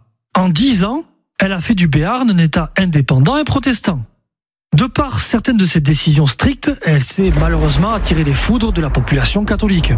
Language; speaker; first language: French; native; French